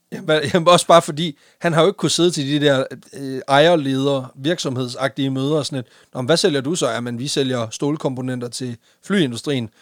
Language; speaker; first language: Danish; native; Danish